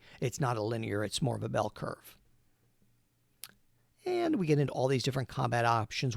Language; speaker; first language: English; native; English